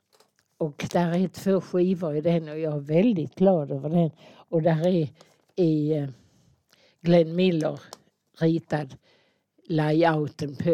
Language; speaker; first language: Swedish; native; Swedish